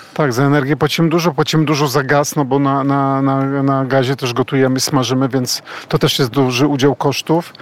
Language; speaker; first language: Polish; native; Polish